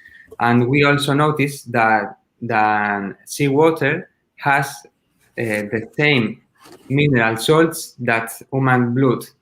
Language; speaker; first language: English; non-native, learner; Spanish